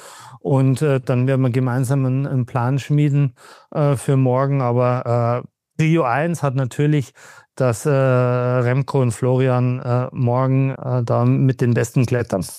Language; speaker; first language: German; native; German